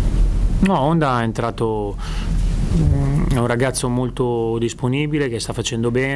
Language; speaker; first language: Italian; native; Italian